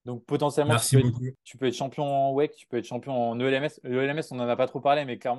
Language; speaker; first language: French; native; French